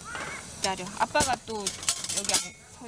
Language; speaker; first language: Korean; early bilingual, heritage; Korean